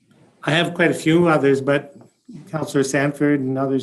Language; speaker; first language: English; native; English